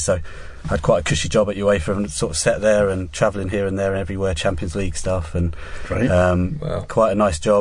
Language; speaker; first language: English; native; English